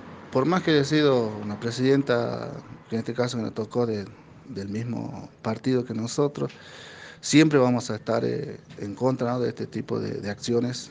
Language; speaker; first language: Spanish; native; Spanish